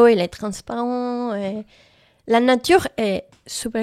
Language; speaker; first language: French; non-native, learner; Spanish